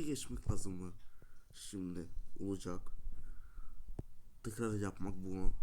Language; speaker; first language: Turkish; non-native, learner; Russian